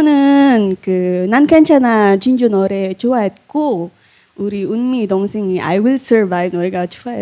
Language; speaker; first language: Korean; non-native, learner; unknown